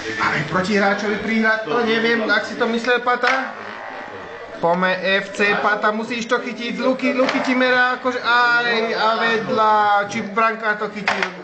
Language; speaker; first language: Slovak; non-native, local second language; Hungarian